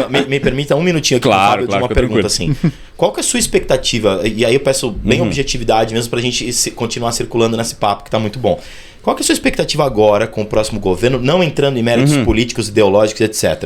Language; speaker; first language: Portuguese; native; Portuguese